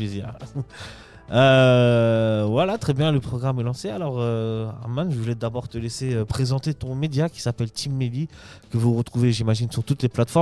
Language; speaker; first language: French; native; French